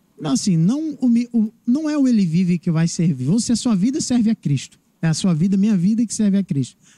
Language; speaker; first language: Portuguese; native; Portuguese